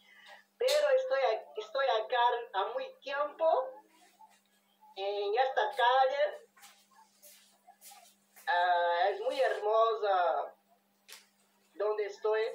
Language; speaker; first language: Spanish; non-native, learner; Portuguese